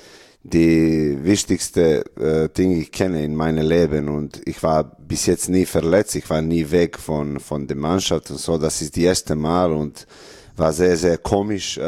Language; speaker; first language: German; non-native, learner; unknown